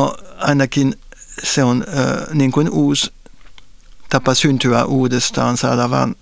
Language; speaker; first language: Finnish; non-native, fluent; French